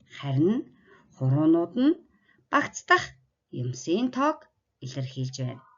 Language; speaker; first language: Mongolian; native; Mongolian